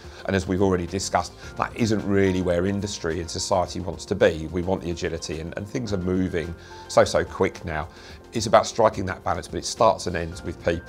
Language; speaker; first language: English; native; English